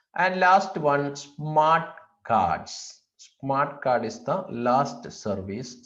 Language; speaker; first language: English; non-native, local second language; Malayalam